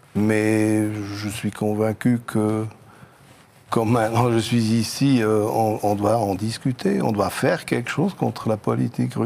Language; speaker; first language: French; non-native, local second language; German